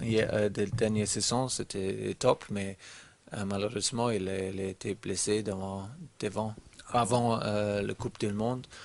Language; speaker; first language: French; non-native, learner; German